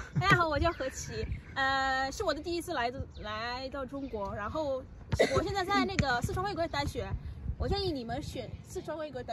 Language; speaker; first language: Chinese; non-native, learner; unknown